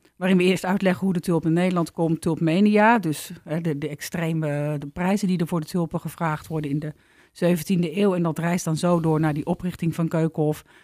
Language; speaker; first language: Dutch; native; Dutch